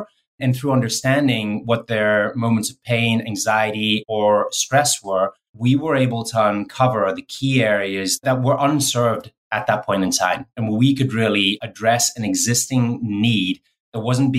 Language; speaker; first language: English; native; English